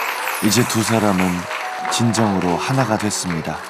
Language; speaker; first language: Korean; native; Korean